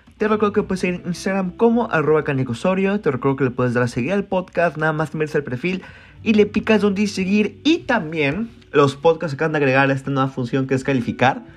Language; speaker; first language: Spanish; native; Spanish